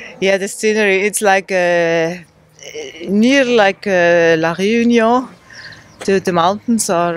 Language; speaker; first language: English; non-native, learner; German